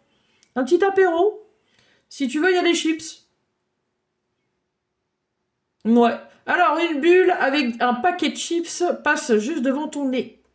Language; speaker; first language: French; native; French